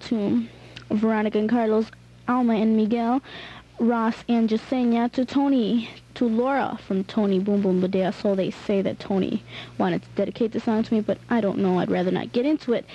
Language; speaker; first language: English; native; English